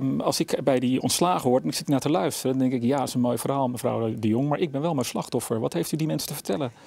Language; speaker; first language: Dutch; native; Dutch